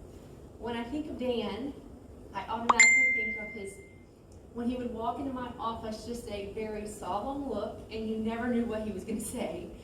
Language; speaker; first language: English; native; English